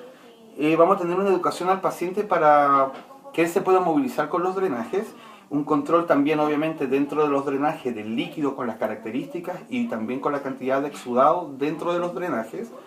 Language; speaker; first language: Spanish; native; Spanish